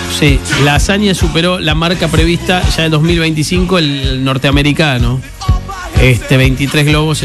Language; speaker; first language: Spanish; native; Spanish